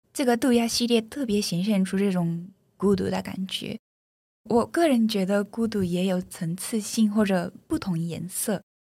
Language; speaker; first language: Chinese; non-native, fluent; Japanese